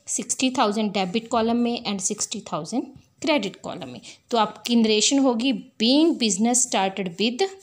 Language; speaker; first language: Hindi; non-native, local second language; Punjabi